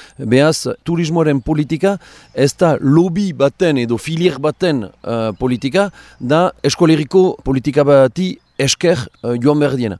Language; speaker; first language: Basque; native; Basque